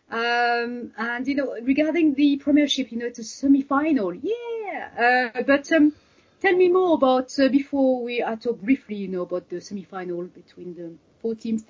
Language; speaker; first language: English; non-native, fluent; French